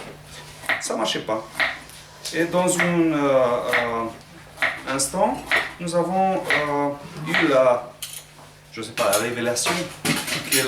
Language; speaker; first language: French; non-native, learner; Romanian